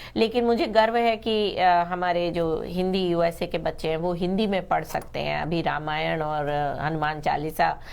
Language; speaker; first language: Hindi; native; Hindi